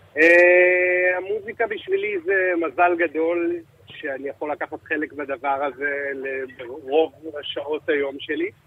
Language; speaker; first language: Hebrew; native; Hebrew